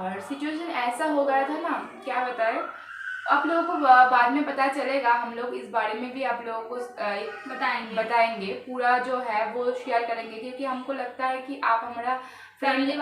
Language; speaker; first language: Hindi; non-native, local second language; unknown